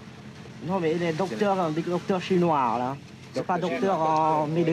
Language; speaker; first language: French; non-native, fluent; Vietnamese